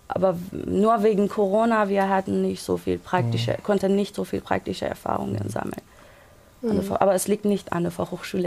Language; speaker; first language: German; non-native, local second language; Persian